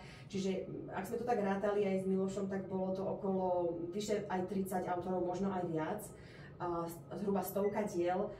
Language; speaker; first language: Slovak; native; Slovak